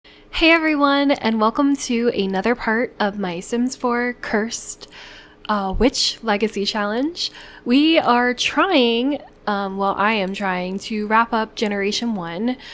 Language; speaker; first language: English; native; English